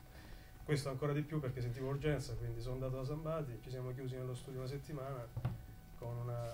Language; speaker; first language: Italian; native; Italian